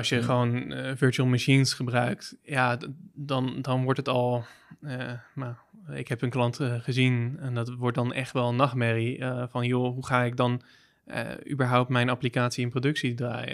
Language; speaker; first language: Dutch; native; Dutch